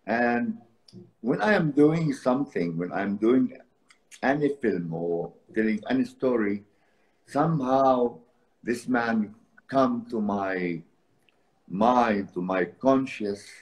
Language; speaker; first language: English; non-native, fluent; Arabic